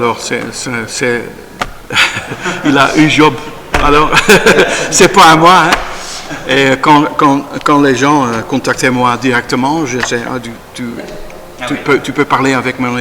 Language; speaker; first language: French; non-native, learner; Dutch